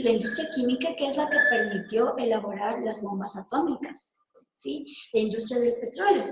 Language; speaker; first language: Spanish; native; Spanish